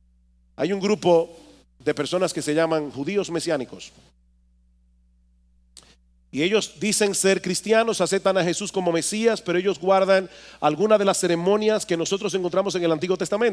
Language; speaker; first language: Spanish; native; Spanish